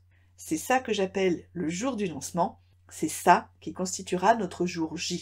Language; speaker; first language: French; native; French